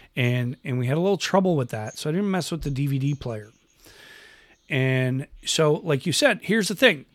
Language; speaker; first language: English; native; English